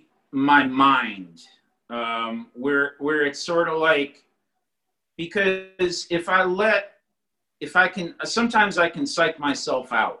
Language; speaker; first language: English; native; English